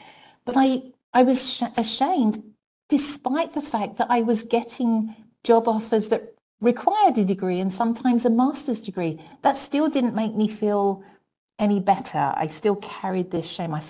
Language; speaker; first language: English; native; English